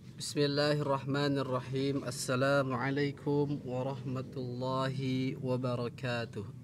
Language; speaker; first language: Arabic; non-native, fluent; Indonesian